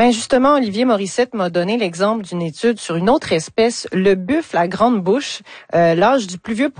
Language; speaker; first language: French; native; French